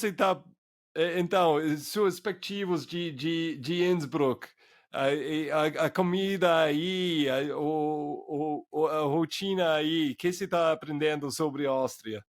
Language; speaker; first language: Portuguese; non-native, fluent; English